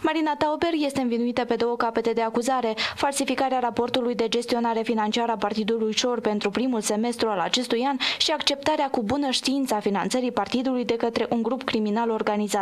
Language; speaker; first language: Romanian; native; Romanian